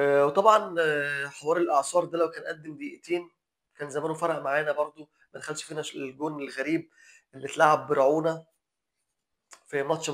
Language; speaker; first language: Arabic; native; Arabic